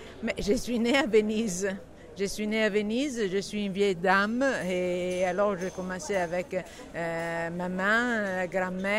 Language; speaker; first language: French; non-native, learner; Italian